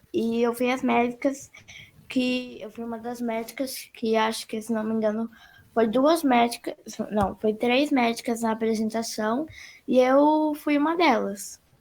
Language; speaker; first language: Portuguese; native; Portuguese